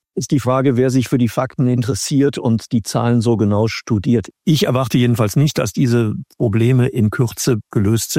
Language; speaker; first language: German; native; German